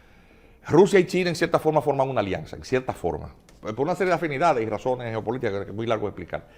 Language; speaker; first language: Spanish; native; Spanish